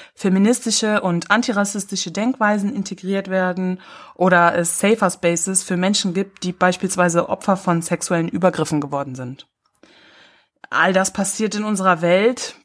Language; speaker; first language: German; native; German